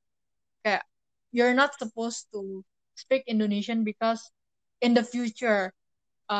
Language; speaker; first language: English; non-native, fluent; Indonesian